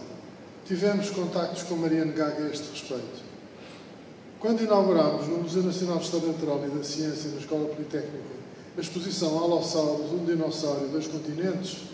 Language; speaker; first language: Portuguese; native; Portuguese